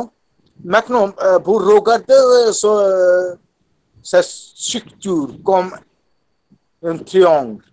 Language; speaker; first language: French; non-native, fluent; Bangla